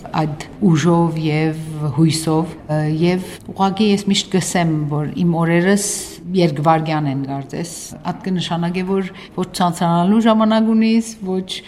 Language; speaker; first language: Armenian; early bilingual, heritage; Armenian